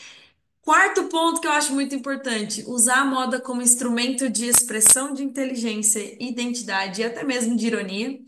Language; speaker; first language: Portuguese; native; Portuguese